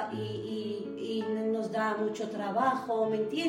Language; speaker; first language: Spanish; non-native, learner; Arabic